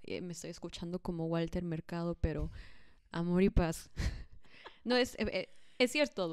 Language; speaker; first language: Spanish; early bilingual, heritage; Spanish